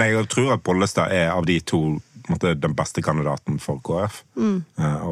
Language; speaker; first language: Norwegian; native; Norwegian